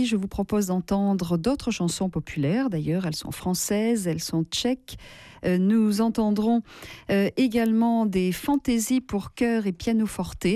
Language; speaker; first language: French; native; French